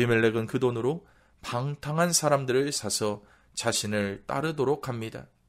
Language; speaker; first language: Korean; native; Korean